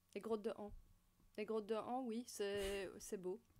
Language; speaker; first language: French; native; French